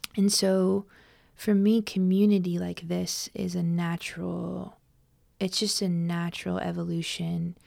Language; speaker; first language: English; native; English